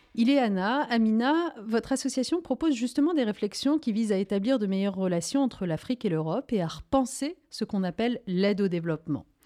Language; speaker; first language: French; early bilingual, other home language; Riffian